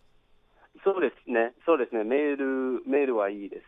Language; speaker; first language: Japanese; non-native, fluent; English